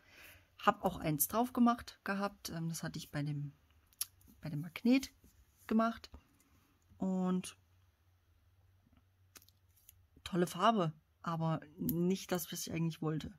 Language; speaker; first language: German; native; German